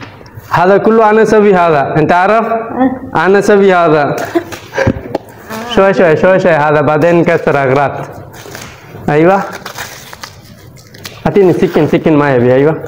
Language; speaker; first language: Arabic; non-native, learner; Telugu